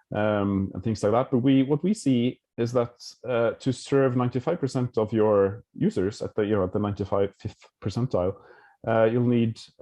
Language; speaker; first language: English; non-native, fluent; Norwegian